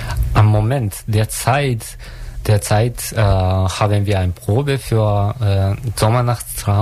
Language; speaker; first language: German; non-native, learner; Japanese